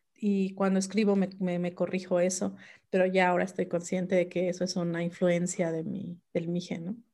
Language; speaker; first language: Spanish; non-native, local second language; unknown